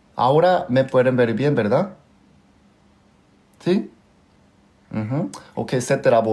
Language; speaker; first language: Spanish; non-native, fluent; Korean